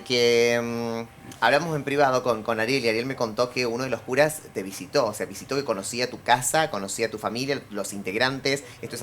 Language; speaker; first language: Spanish; native; Spanish